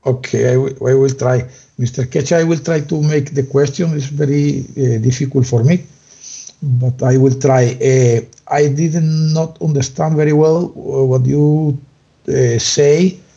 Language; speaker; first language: English; non-native, learner; Spanish